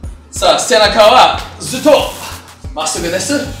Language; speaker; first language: Japanese; non-native, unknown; English